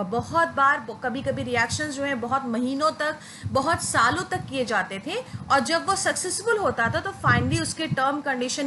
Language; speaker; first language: Hindi; native; Hindi